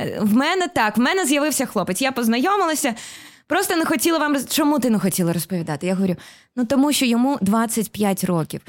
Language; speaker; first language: Ukrainian; non-native, local second language; Russian